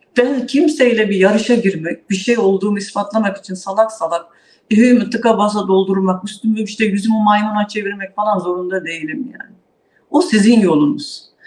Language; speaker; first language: Turkish; native; Turkish